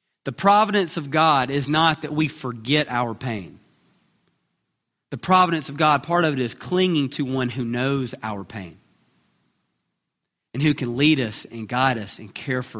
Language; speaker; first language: English; native; English